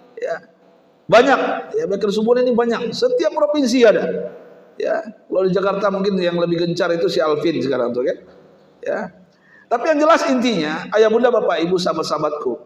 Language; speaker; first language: Indonesian; native; Indonesian